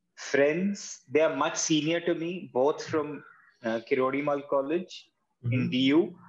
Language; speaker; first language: English; non-native, local second language; Hindi